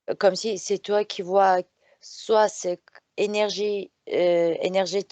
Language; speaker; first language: French; non-native, fluent; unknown